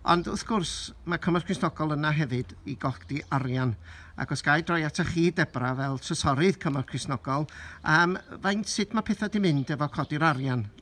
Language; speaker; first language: Welsh; native; Welsh